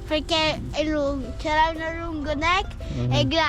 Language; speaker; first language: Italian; early bilingual, other home language; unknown